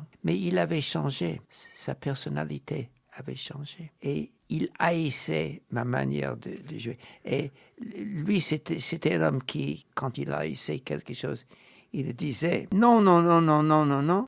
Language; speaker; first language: French; non-native, fluent; English